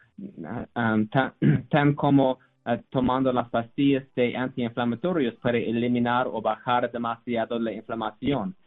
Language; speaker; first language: Spanish; non-native, learner; English